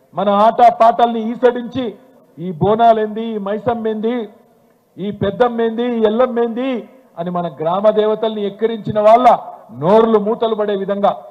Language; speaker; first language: Telugu; native; Telugu